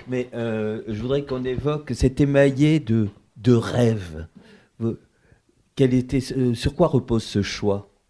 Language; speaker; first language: French; native; French